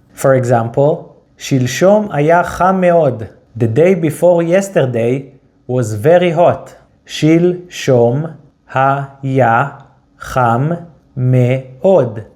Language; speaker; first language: Hebrew; native; Hebrew